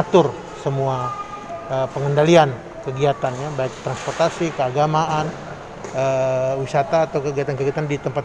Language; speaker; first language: Indonesian; native; Indonesian